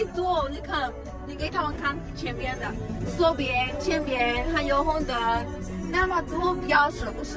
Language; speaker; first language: Chinese; non-native, learner; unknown